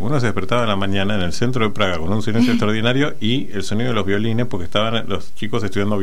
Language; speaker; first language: Spanish; native; Spanish